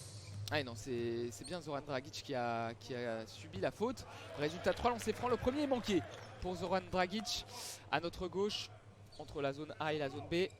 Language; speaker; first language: French; native; French